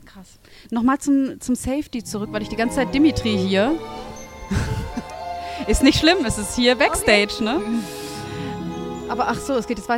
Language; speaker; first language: German; native; German